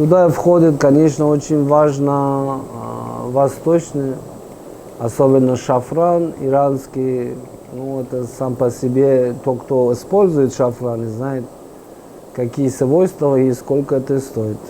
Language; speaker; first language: Russian; non-native, fluent; Persian